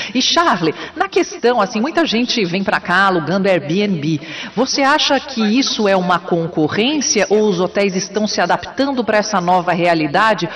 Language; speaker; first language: Portuguese; native; Portuguese